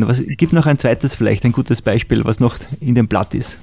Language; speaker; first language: German; native; German